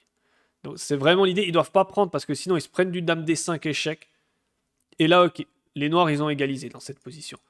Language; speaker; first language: French; native; French